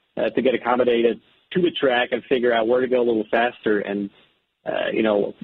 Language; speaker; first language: English; non-native, fluent; Dutch